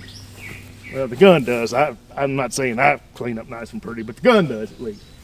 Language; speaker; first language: English; native; English